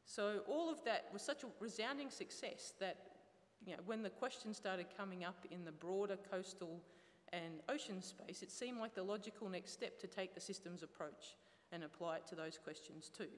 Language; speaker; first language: English; native; English